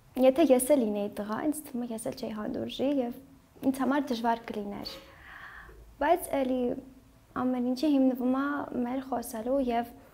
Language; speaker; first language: Armenian; early bilingual, heritage; Armenian